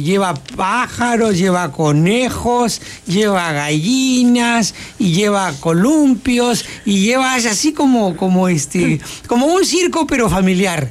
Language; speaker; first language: Spanish; native; Spanish